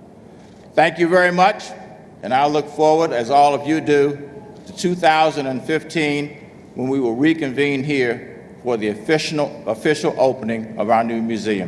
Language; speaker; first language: English; native; English